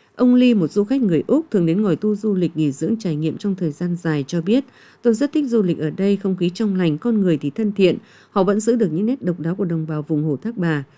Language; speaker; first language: Vietnamese; native; Vietnamese